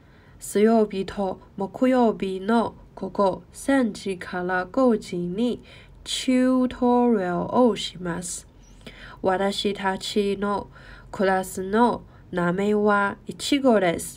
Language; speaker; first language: Japanese; non-native, learner; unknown